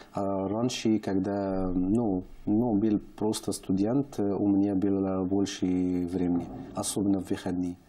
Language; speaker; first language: Russian; non-native, learner; Arabic